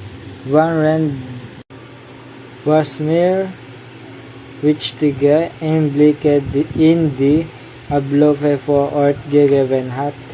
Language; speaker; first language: German; non-native, learner; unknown